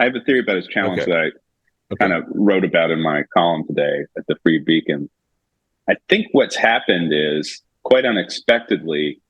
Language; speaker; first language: English; native; English